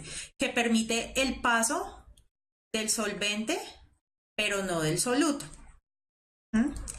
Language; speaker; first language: Spanish; native; Spanish